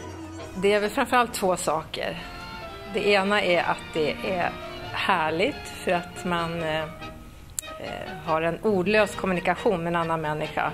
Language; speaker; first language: Swedish; native; Swedish